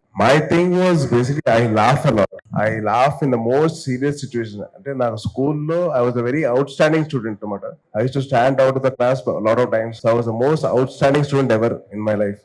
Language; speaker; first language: English; non-native, local second language; Telugu